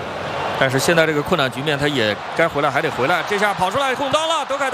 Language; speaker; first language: Chinese; native; Chinese